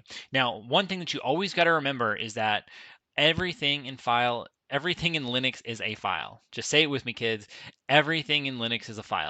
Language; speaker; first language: English; native; English